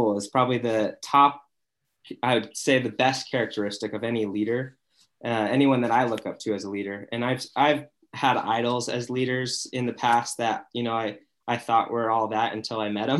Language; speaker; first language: English; native; English